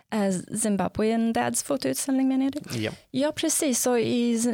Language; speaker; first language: Swedish; non-native, fluent; English